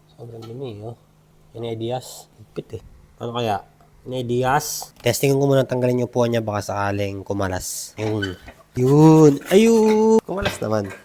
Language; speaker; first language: Filipino; non-native, local second language; Iloko